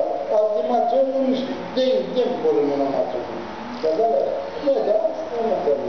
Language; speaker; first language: Greek; early bilingual, other home language; Turkish